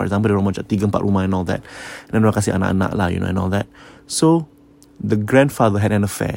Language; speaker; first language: English; native; English